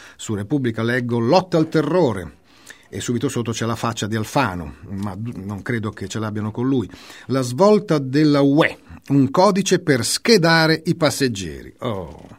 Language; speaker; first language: Italian; native; Italian